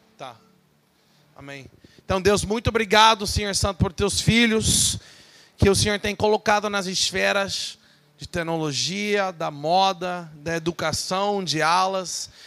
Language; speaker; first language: Portuguese; non-native, fluent; English